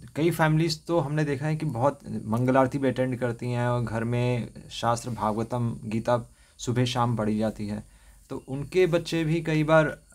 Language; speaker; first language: Hindi; native; Hindi